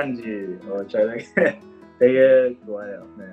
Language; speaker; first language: Korean; early bilingual, heritage; English